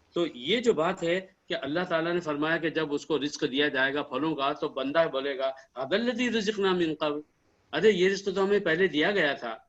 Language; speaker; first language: Urdu; native; Urdu